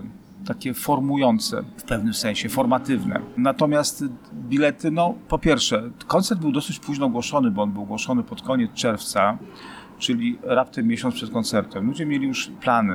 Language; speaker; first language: Polish; native; Polish